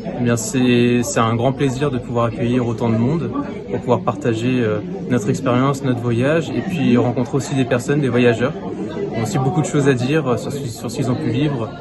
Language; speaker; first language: French; native; French